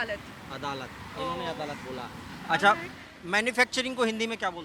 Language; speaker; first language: Hindi; native; Hindi